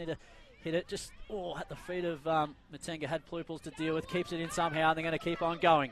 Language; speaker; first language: English; native; English